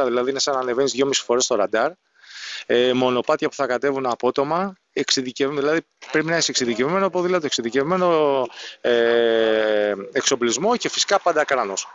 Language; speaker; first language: Greek; native; Greek